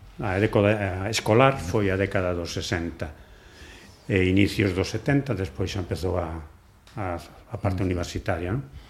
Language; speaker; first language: Galician; non-native, local second language; Spanish